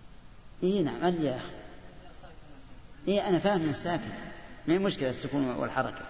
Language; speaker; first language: Arabic; native; Arabic